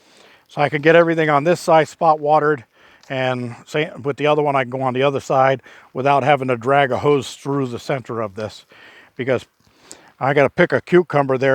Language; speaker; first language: English; native; English